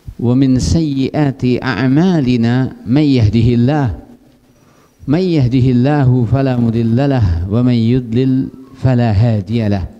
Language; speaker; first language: Arabic; non-native, fluent; Javanese